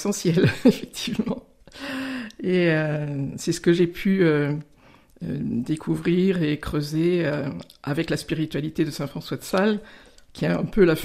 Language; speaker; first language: French; native; French